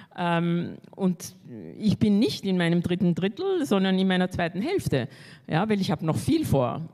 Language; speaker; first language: German; early bilingual, other home language; Spanish